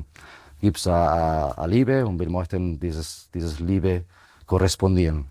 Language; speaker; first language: German; non-native, fluent; Spanish